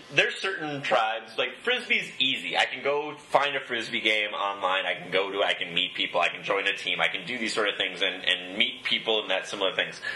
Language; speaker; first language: English; native; English